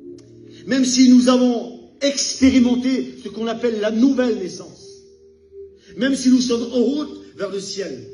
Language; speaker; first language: French; native; French